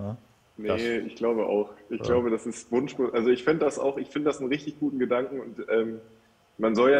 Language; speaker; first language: German; native; German